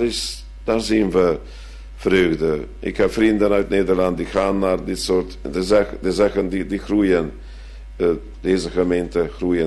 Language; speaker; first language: Dutch; non-native, fluent; Hungarian